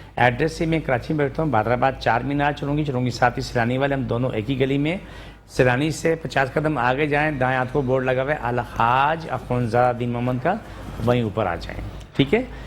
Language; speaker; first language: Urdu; non-native, local second language; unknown